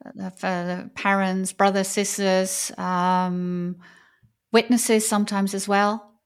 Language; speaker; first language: English; non-native, fluent; Dutch